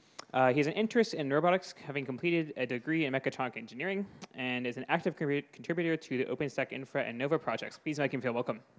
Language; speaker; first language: English; native; English